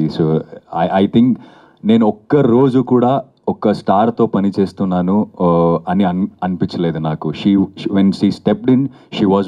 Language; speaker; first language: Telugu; non-native, fluent; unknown